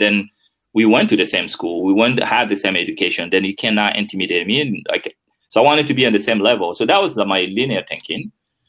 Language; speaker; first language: English; non-native, fluent; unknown